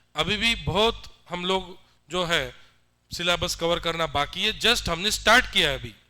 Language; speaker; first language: Hindi; non-native, local second language; Marathi